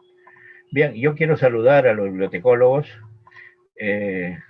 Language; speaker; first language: Spanish; native; Spanish